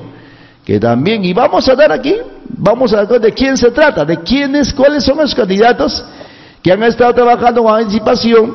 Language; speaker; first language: Spanish; native; Spanish